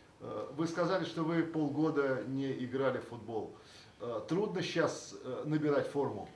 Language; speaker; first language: Russian; native; Russian